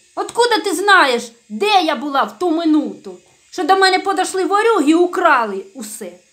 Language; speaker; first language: Ukrainian; native; Ukrainian